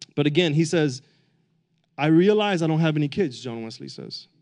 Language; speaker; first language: English; early bilingual, other home language; Spanish